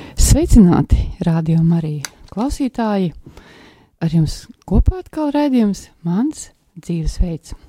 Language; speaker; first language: Latvian; native; Latvian